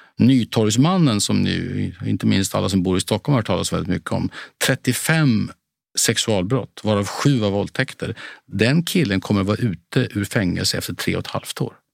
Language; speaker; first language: Swedish; native; Swedish